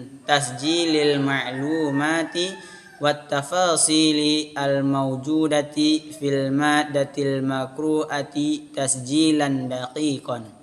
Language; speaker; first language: Arabic; non-native, learner; Indonesian